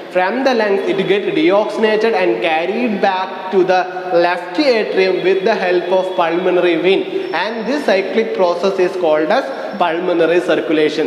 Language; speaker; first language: English; non-native, local second language; Malayalam